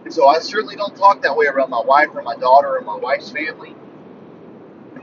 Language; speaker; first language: English; native; English